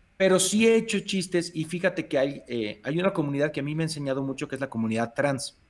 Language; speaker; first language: Spanish; native; Spanish